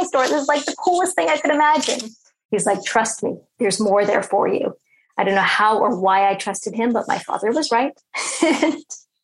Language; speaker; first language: English; native; English